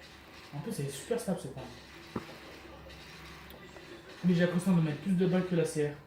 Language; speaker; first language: French; native; French